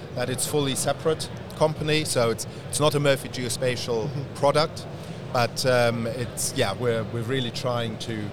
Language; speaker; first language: English; non-native, fluent; German